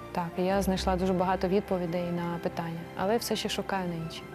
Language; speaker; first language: Ukrainian; native; Ukrainian